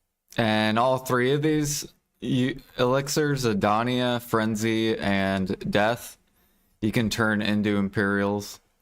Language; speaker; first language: English; native; English